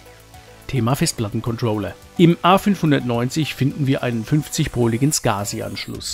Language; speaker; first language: German; native; German